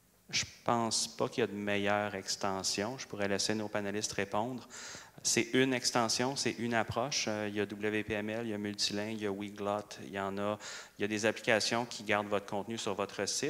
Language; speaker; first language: French; native; French